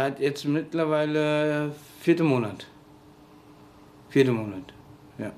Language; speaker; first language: German; early bilingual, other home language; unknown